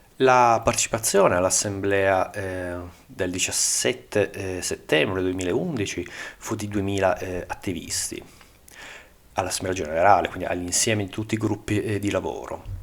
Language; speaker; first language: Italian; native; Italian